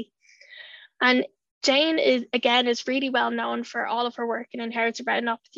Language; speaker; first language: English; native; English